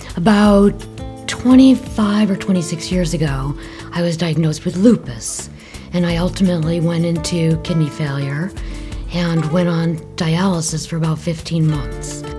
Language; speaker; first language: English; native; English